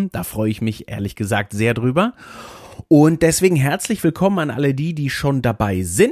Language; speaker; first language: German; native; German